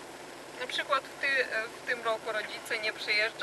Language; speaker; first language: Polish; non-native, fluent; Russian